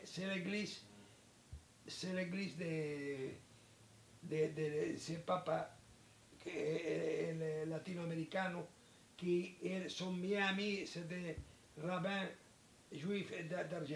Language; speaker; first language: French; non-native, learner; Spanish